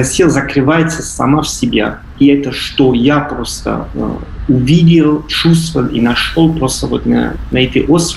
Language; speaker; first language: Russian; non-native, fluent; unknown